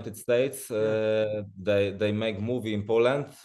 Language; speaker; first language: English; non-native, learner; Polish